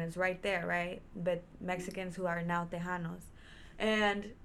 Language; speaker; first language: English; early bilingual, other home language; Spanish